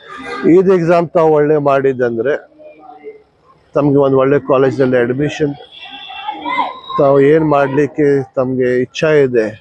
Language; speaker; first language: Kannada; non-native, local second language; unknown